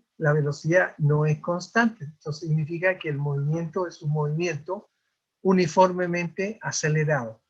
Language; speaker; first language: Spanish; native; Spanish